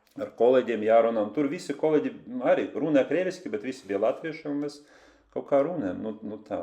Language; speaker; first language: Latvian; non-native, local second language; Russian